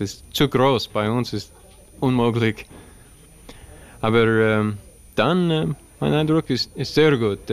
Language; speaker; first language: German; non-native, learner; English